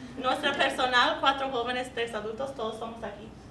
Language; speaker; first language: Spanish; non-native, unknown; English